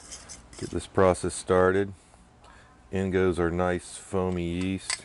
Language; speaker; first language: English; native; English